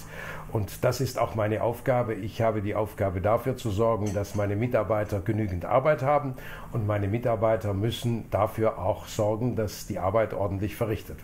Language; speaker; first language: German; native; German